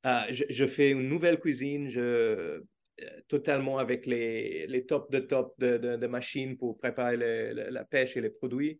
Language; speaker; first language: French; non-native, learner; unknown